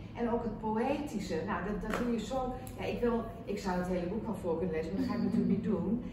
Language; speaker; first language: Dutch; non-native, local second language; Western Frisian